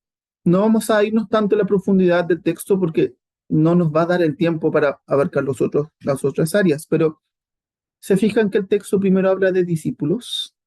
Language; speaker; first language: Spanish; native; Spanish